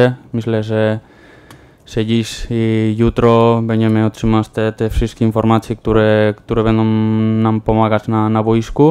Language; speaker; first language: Polish; non-native, learner; Spanish